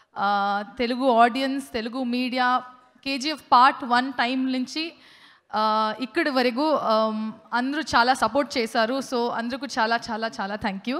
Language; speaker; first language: Telugu; non-native, learner; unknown